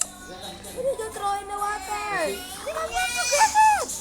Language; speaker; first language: English; non-native, local second language; Filipino